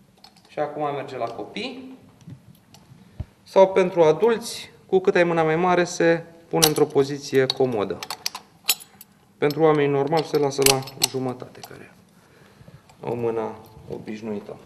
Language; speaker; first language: Romanian; native; Romanian